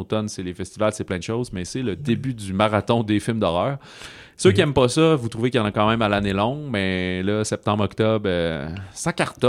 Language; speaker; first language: French; native; French